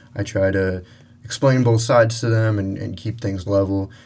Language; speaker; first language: English; native; English